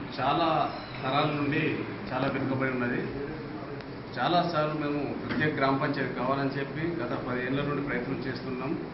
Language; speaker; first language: Telugu; non-native, local second language; Gondi